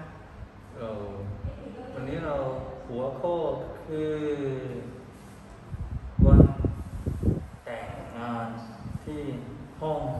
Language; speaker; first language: Thai; non-native, learner; Cantonese